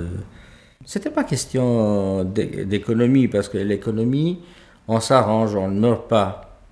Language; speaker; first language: French; non-native, fluent; Albanian